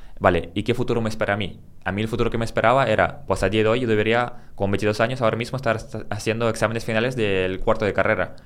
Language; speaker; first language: Spanish; early bilingual, other home language; Russian